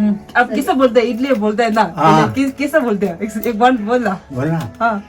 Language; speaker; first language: Hindi; non-native, local second language; Tibetan